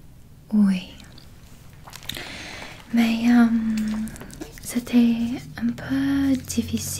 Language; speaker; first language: French; non-native, learner; English